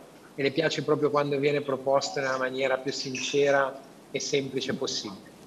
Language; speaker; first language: Italian; native; Italian